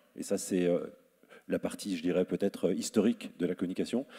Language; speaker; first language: French; native; French